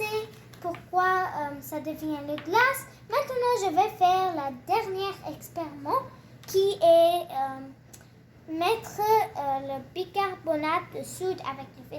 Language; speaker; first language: French; non-native, learner; English